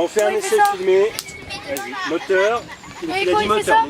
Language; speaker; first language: French; native; French